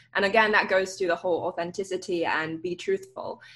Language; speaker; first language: English; native; English